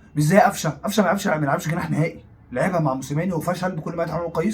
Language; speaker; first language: Arabic; native; Arabic